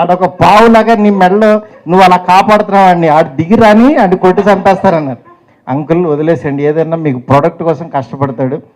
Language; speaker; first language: Telugu; native; Telugu